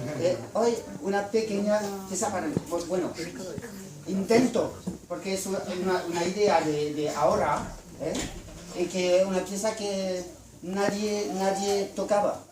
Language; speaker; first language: Spanish; non-native, learner; French